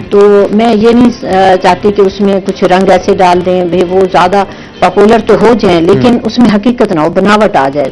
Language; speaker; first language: Urdu; non-native, local second language; Saraiki